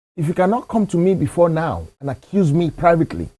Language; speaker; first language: English; non-native, local second language; Yoruba